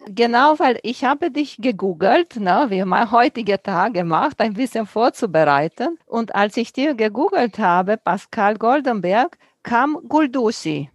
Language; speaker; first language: German; non-native, fluent; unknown